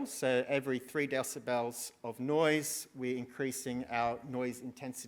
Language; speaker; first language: English; native; English